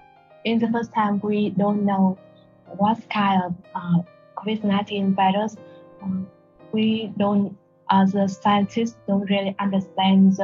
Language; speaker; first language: English; non-native, learner; Vietnamese